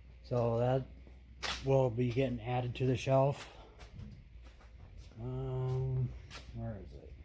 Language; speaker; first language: English; native; English